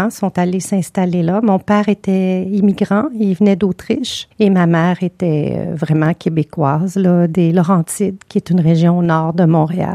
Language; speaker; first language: French; native; French